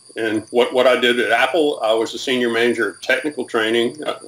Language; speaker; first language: English; native; English